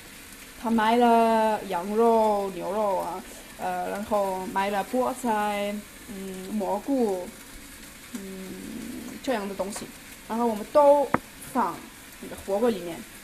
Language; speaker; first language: Chinese; non-native, learner; German